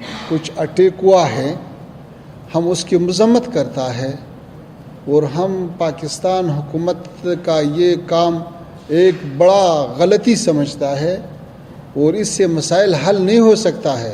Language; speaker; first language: Hindi; non-native, learner; Pashto